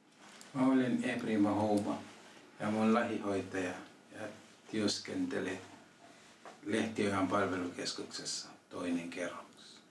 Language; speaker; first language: Finnish; non-native, local second language; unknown